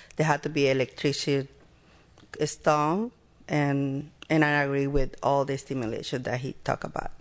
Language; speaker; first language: English; non-native, learner; Spanish